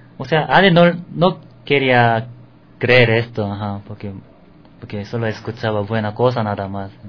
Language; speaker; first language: Spanish; non-native, learner; Korean